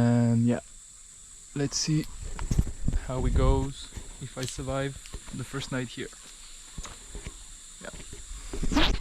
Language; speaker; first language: English; non-native, fluent; French